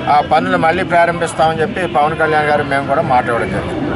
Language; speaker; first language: Telugu; native; Telugu